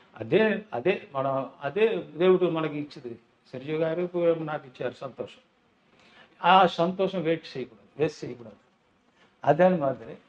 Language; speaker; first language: Telugu; non-native, learner; Tamil